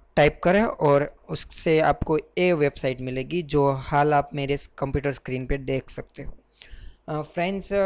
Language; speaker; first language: Hindi; non-native, local second language; Gujarati